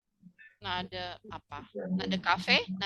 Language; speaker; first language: Dutch; non-native, learner; Indonesian